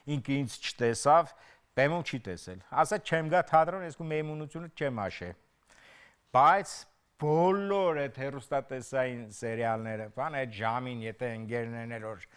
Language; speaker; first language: Armenian; native; Armenian